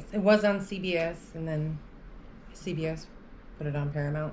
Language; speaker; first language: English; native; English